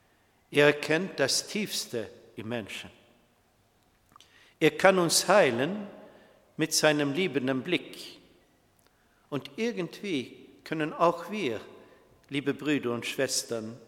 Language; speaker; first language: German; non-native, fluent; Swedish